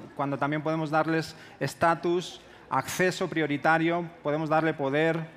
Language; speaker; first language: Spanish; native; Spanish